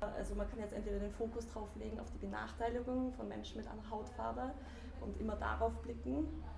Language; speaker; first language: German; native; German